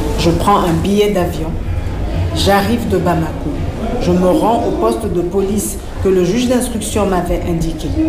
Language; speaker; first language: French; non-native, local second language; Bambara